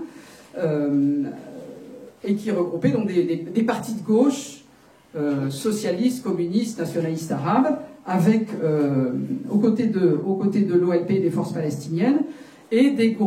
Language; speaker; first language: French; native; French